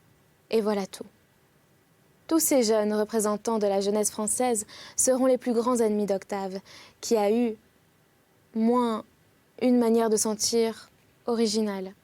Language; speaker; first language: French; native; French